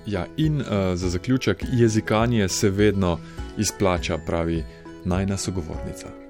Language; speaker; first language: Slovenian; native; Slovenian